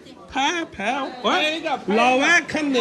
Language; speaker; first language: Chinese; non-native, learner; Urdu